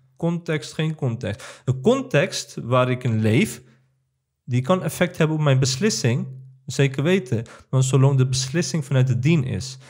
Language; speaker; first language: Dutch; early bilingual, other home language; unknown